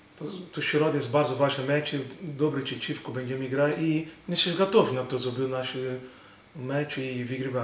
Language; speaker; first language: Polish; non-native, learner; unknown